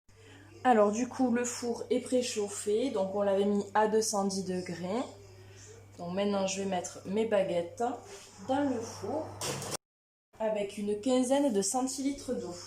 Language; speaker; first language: French; native; French